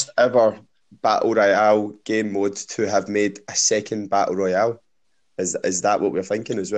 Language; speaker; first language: English; native; English